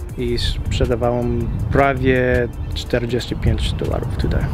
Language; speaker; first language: Polish; non-native, learner; English